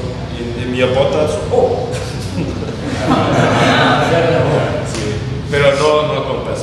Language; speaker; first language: Spanish; non-native, learner; German